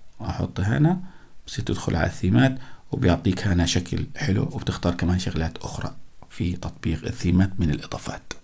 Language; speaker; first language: Arabic; native; Arabic